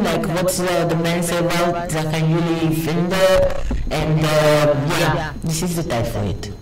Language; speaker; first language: Dutch; non-native, learner; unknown